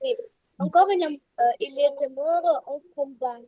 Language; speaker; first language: French; non-native, fluent; Russian